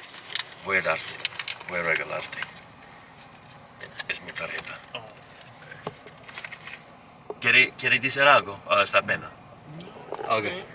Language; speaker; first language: Spanish; non-native, learner; English